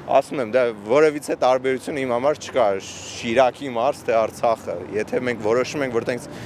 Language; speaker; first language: Armenian; native; Armenian